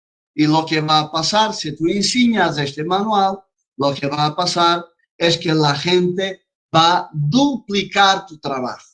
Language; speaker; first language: Spanish; non-native, fluent; Portuguese